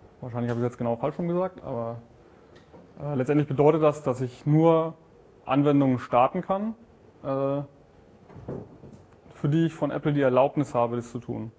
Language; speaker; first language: German; native; German